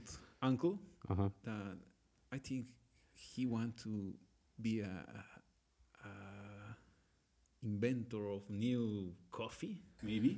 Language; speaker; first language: English; non-native, learner; Spanish